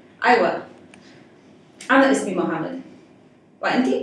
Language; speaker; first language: Arabic; non-native, learner; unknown